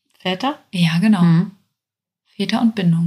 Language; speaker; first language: German; native; German